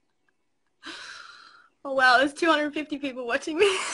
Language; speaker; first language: English; native; English